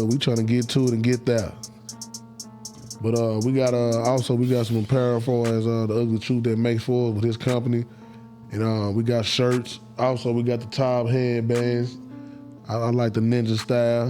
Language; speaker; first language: English; native; English